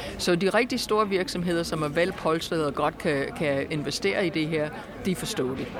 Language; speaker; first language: Danish; non-native, fluent; English